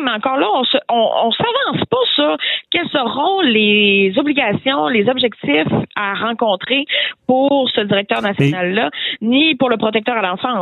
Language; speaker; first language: French; native; French